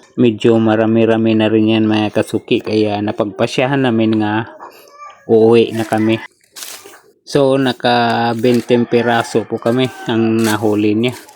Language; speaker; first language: Filipino; non-native, local second language; Cebuano